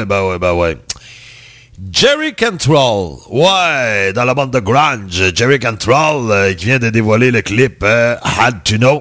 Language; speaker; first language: French; native; French